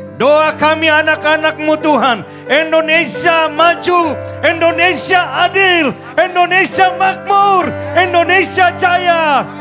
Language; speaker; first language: Indonesian; native; Indonesian